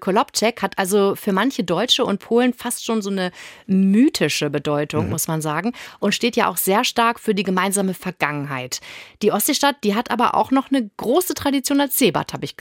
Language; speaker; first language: German; native; German